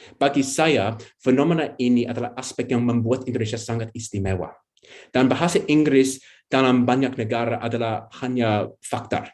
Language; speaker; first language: Indonesian; non-native, fluent; English